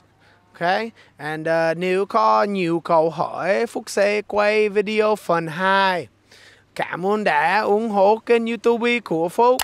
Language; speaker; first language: Vietnamese; non-native, learner; English